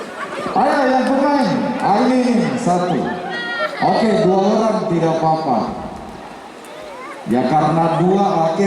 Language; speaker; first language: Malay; non-native, local second language; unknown